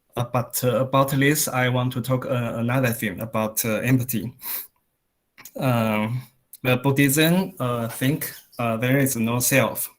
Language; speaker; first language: English; non-native, learner; Chinese